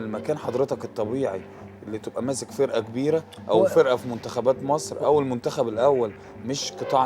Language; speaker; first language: Arabic; native; Arabic